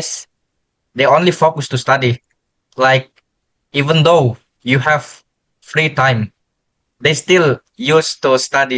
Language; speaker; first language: English; non-native, learner; Indonesian